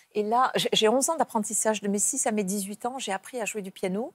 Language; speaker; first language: French; native; French